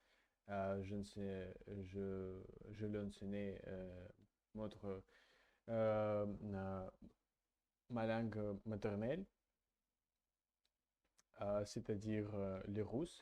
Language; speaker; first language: French; non-native, learner; English